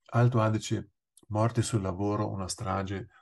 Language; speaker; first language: Italian; non-native, local second language; German